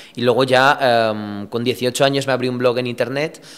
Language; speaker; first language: Spanish; early bilingual, other home language; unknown